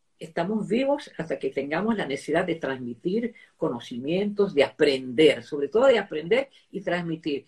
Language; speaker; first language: Spanish; early bilingual, other home language; Italian